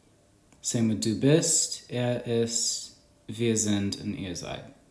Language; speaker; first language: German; non-native, learner; English